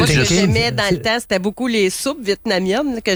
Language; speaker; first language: French; native; French